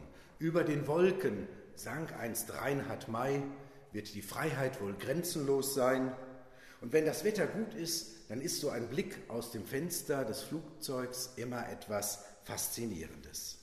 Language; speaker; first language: German; native; German